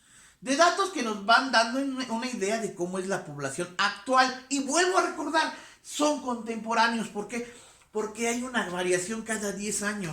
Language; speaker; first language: Spanish; native; Spanish